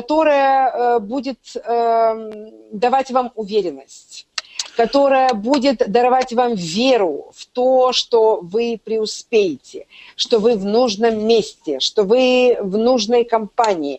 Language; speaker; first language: Russian; native; Russian